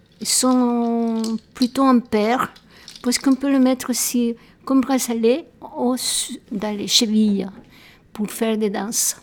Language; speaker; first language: French; non-native, fluent; Spanish